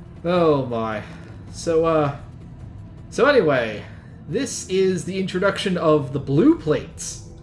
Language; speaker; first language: English; native; English